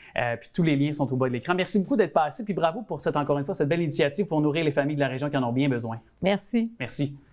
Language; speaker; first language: French; native; French